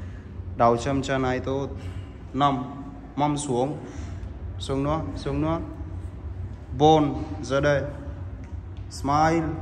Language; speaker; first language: Vietnamese; non-native, learner; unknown